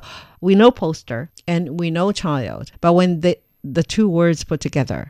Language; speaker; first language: English; non-native, fluent; Chinese